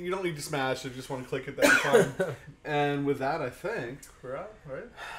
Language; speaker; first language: English; native; English